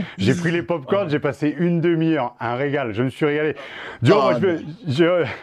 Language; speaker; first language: French; native; French